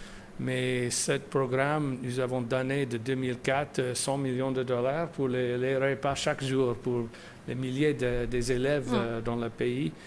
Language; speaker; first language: French; non-native, fluent; English